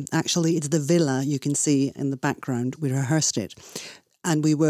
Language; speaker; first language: English; non-native, fluent; Danish